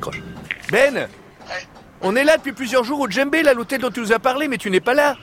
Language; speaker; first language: French; native; French